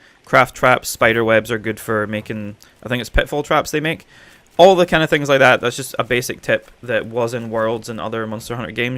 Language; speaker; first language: English; native; English